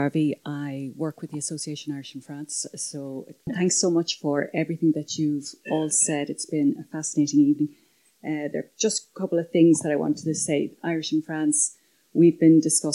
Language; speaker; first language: English; native; English